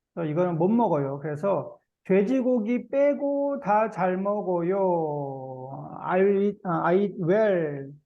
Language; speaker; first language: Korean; native; Korean